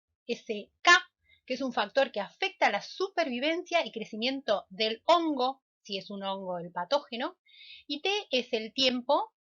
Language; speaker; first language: Spanish; native; Spanish